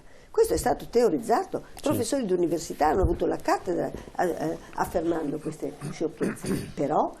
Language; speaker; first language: Italian; native; Italian